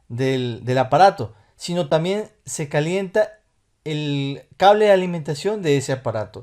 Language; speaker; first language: Spanish; native; Spanish